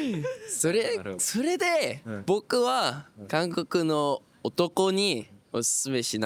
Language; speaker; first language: Japanese; non-native, learner; Korean